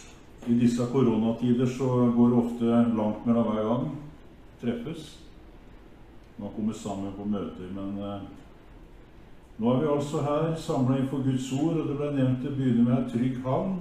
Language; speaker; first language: Norwegian; native; Norwegian